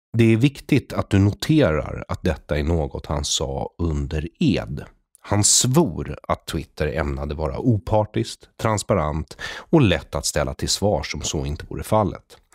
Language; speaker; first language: Swedish; native; Swedish